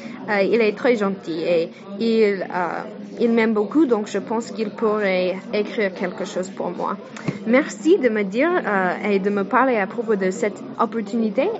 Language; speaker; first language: French; non-native, learner; English